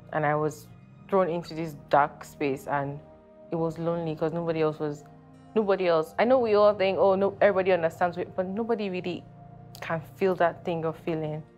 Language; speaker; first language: English; non-native, local second language; Yoruba